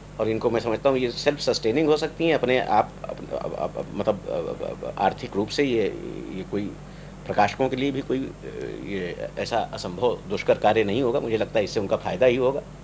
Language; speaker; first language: Hindi; native; Hindi